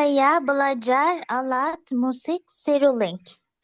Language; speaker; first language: Indonesian; non-native, learner; Turkish